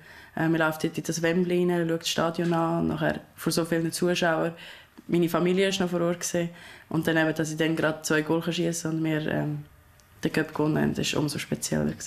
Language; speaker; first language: German; native; German